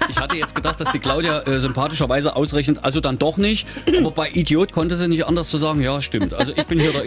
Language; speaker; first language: German; native; German